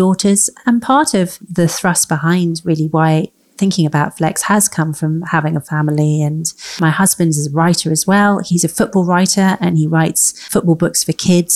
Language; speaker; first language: English; native; English